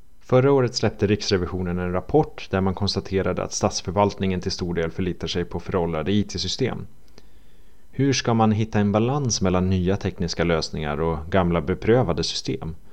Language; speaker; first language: Swedish; native; Swedish